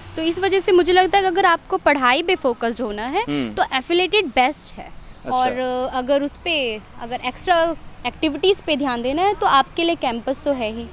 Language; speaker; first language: Hindi; native; Hindi